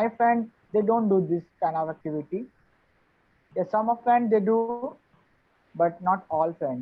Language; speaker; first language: English; non-native, learner; Hindi